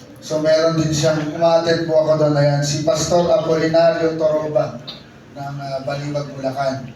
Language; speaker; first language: Filipino; native; Filipino